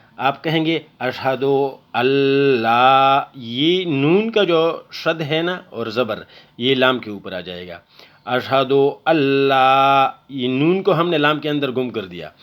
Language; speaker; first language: Urdu; non-native, local second language; Pashto